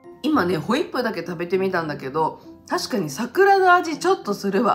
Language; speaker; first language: Japanese; native; Japanese